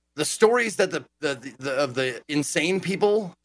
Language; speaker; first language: English; native; English